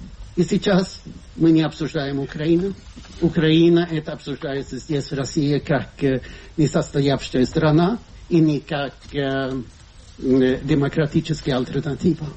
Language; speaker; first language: Russian; non-native, fluent; Swedish